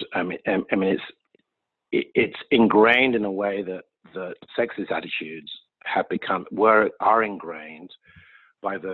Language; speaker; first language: English; native; English